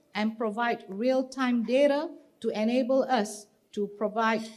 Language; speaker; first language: English; non-native, local second language; Malay